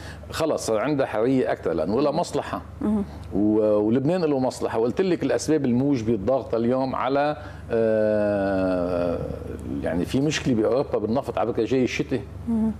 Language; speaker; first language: Arabic; native; Arabic